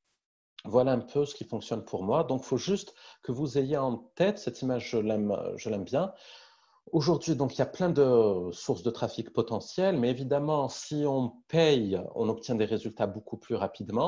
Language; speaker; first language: French; native; French